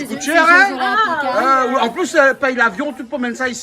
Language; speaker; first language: French; native; French